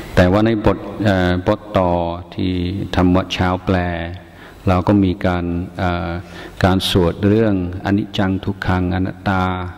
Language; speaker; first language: Thai; non-native, fluent; English